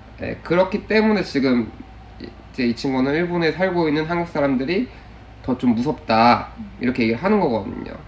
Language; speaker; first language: Korean; native; Korean